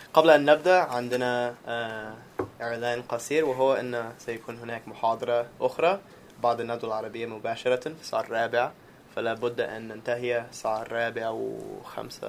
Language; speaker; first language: Arabic; non-native, fluent; English